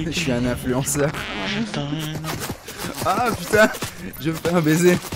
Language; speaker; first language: French; native; French